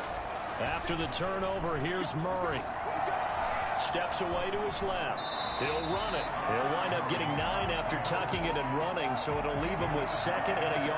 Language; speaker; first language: English; native; English